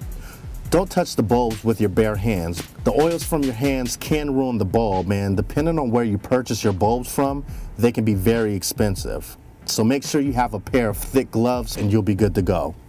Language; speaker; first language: English; native; English